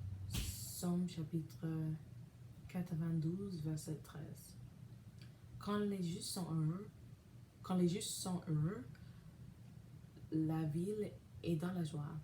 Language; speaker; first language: French; non-native, learner; English